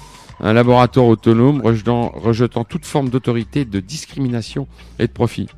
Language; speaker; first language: French; native; French